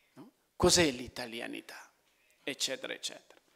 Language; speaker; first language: Italian; non-native, fluent; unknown